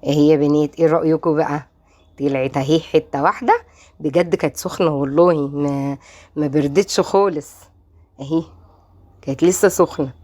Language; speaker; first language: Arabic; native; Arabic